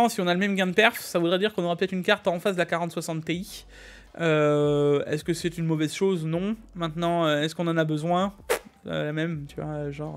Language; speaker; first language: French; native; French